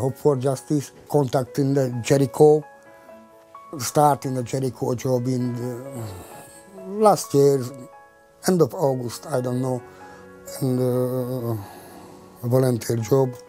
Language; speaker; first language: English; non-native, learner; Hungarian